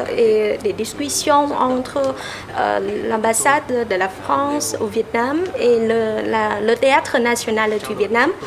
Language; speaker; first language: French; non-native, fluent; Vietnamese